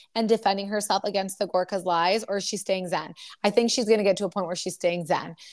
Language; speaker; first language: English; native; English